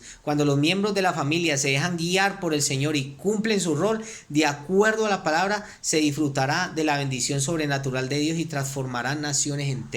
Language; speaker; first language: Spanish; native; Spanish